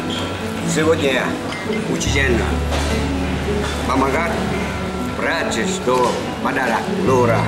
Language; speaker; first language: Russian; non-native, learner; Vietnamese